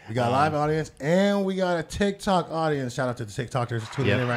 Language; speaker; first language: English; native; English